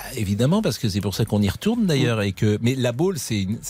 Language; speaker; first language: French; native; French